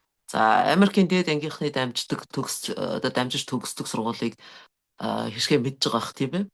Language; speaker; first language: Mongolian; native; Mongolian